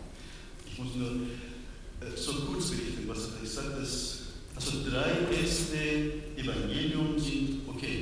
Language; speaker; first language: German; non-native, learner; Persian